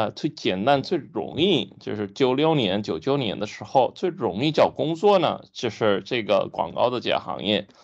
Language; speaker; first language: Chinese; non-native, fluent; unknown